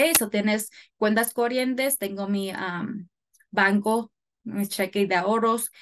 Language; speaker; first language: Spanish; early bilingual, heritage; Spanish